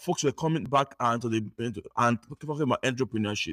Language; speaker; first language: English; non-native, local second language; Yoruba